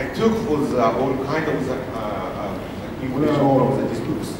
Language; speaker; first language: English; non-native, learner; Japanese